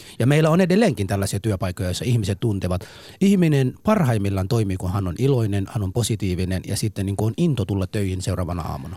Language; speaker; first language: Finnish; non-native, fluent; Somali